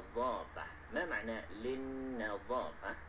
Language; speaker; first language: Arabic; non-native, fluent; Malay